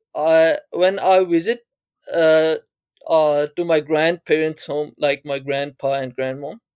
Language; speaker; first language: English; non-native, local second language; Urdu